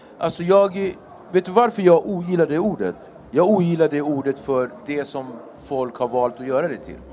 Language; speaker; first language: Swedish; early bilingual, other home language; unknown